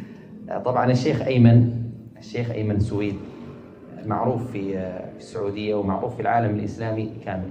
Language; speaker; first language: Arabic; native; Arabic